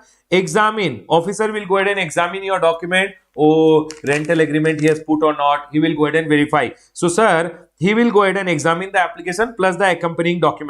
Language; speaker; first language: English; non-native, local second language; Hindi